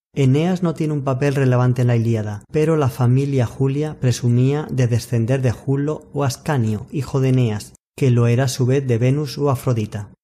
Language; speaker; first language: Spanish; native; Spanish